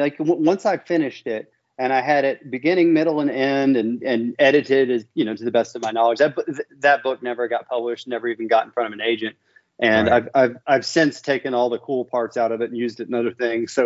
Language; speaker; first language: English; native; English